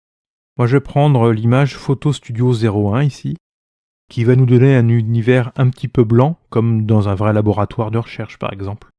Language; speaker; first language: French; native; French